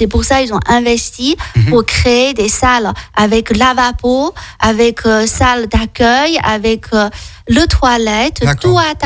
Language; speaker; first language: French; non-native, fluent; Chinese